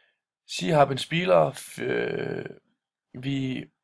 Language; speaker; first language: German; non-native, learner; Danish